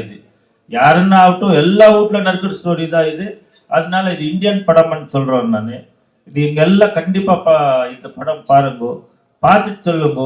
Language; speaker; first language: Tamil; non-native, learner; Kannada